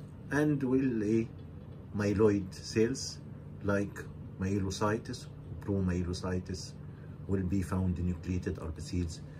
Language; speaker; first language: English; non-native, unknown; Arabic